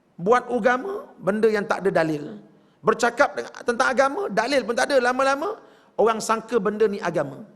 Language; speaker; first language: Malay; native; Malay